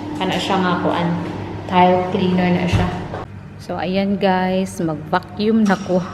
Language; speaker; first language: Filipino; non-native, local second language; Cebuano